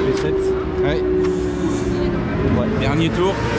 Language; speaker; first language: French; native; French